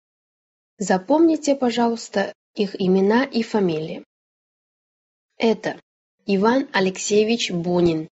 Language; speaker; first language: Russian; non-native, fluent; Chinese